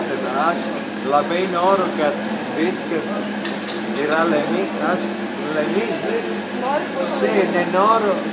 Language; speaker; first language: Lithuanian; non-native, learner; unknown